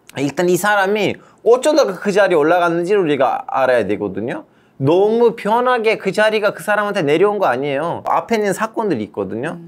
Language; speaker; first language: Korean; non-native, fluent; Turkish